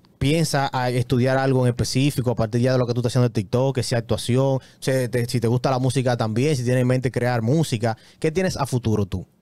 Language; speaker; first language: Spanish; native; Spanish